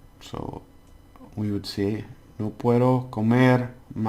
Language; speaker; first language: Spanish; non-native, learner; English